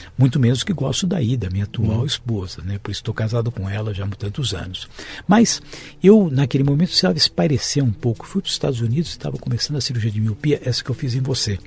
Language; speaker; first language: Portuguese; native; Portuguese